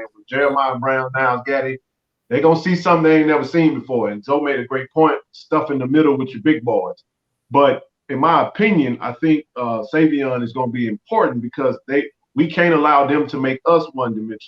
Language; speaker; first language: English; native; English